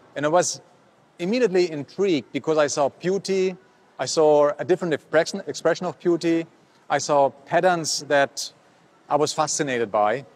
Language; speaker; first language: English; non-native, fluent; German